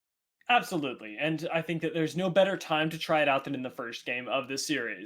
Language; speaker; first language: English; native; English